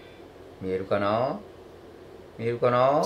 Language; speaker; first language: Japanese; native; Japanese